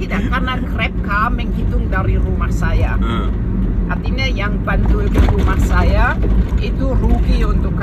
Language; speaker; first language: Indonesian; non-native, fluent; German